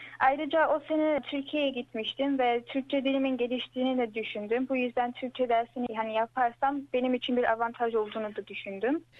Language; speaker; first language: Turkish; early bilingual, heritage; Turkish